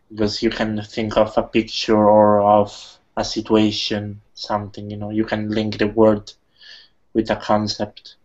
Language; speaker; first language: English; non-native, fluent; Italian